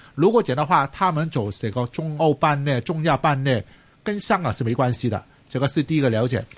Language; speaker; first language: Chinese; non-native, local second language; Cantonese